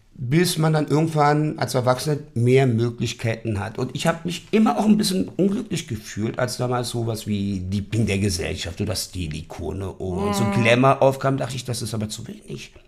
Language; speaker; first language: German; native; German